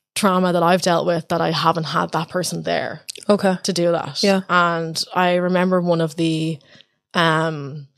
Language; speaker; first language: English; native; English